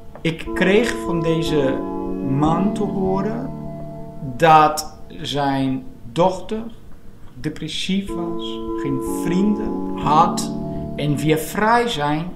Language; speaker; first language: Dutch; non-native, fluent; Portuguese